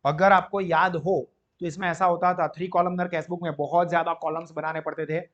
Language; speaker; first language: Hindi; non-native, local second language; Gujarati